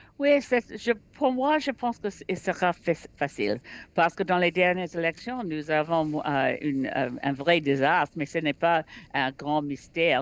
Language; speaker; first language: French; non-native, learner; English